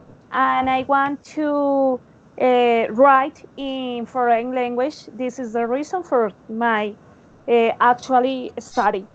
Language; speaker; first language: English; non-native, learner; Spanish